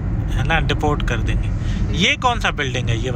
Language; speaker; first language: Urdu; non-native, local second language; Sindhi